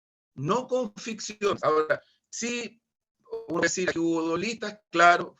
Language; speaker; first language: Spanish; native; Spanish